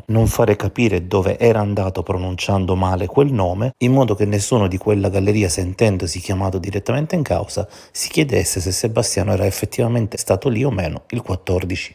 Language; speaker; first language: Italian; native; Italian